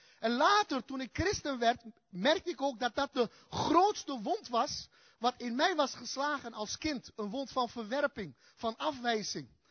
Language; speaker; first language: Dutch; early bilingual, other home language; Turkish